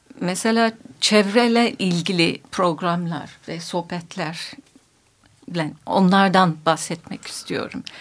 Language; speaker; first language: Turkish; non-native, fluent; English